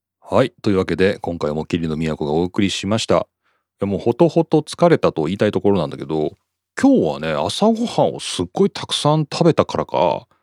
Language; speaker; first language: Japanese; native; Japanese